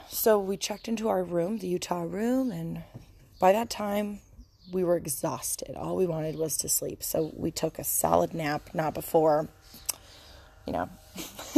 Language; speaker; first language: English; native; English